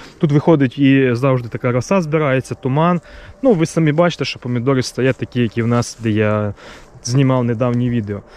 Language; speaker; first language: Ukrainian; native; Ukrainian